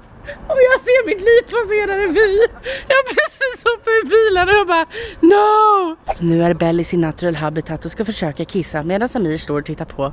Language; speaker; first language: Swedish; native; Swedish